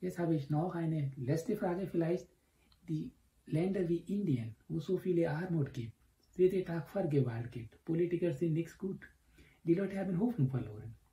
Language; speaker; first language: German; non-native, learner; Hindi